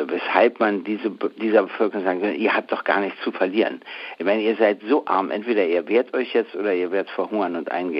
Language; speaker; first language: German; native; German